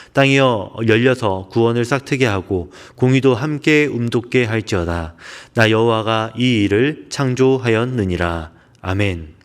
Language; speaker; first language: Korean; native; Korean